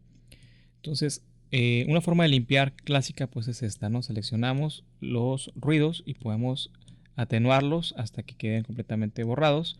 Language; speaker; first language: Spanish; native; Spanish